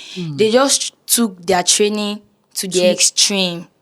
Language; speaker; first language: English; non-native, local second language; Yoruba